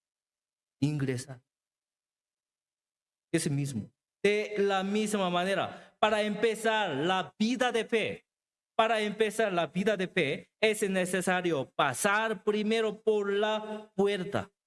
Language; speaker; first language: Spanish; non-native, learner; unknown